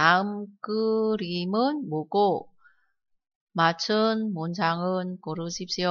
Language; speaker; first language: Korean; non-native, fluent; Vietnamese